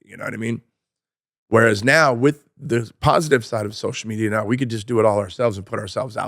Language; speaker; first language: English; native; English